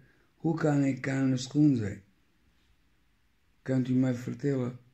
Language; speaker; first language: Dutch; non-native, learner; Persian